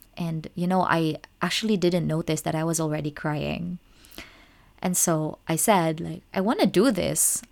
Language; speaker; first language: English; non-native, local second language; Cebuano